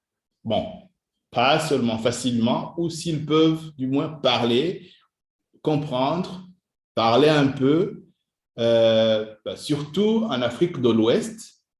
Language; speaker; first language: French; non-native, local second language; Kinyarwanda